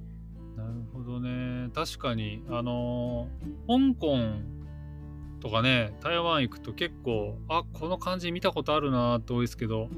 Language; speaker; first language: Japanese; native; Japanese